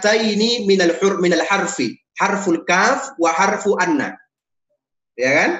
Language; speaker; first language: Arabic; non-native, fluent; Indonesian